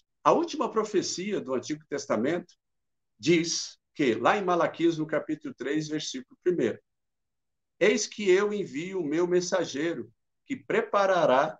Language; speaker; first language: Portuguese; native; Portuguese